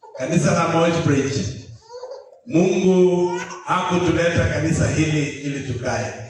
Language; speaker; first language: Swahili; non-native, local second language; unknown